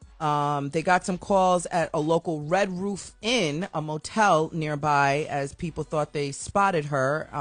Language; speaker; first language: English; native; English